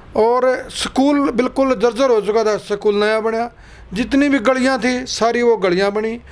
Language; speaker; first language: Hindi; native; Hindi